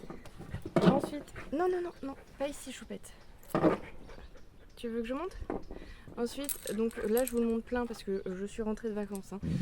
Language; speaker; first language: French; native; French